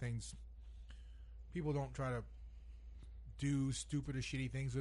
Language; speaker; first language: English; native; English